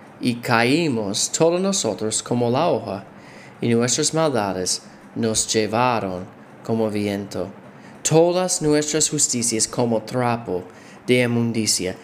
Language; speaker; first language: Spanish; non-native, fluent; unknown